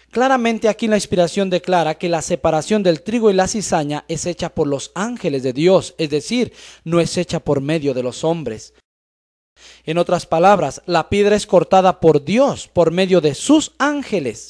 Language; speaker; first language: Spanish; native; Spanish